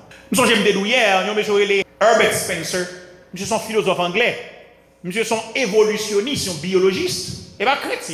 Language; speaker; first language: French; non-native, local second language; Haitian Creole